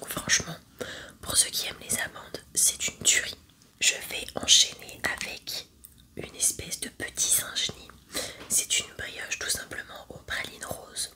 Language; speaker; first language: French; native; French